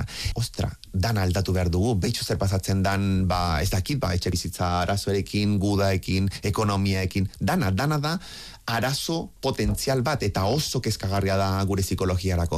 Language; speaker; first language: Basque; native; Basque